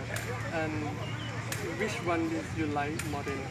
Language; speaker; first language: English; non-native, learner; Thai